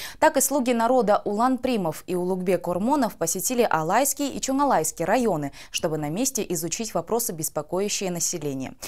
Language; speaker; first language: Russian; non-native, local second language; Kyrgyz